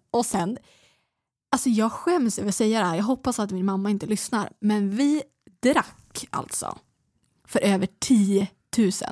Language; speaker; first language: Swedish; native; Swedish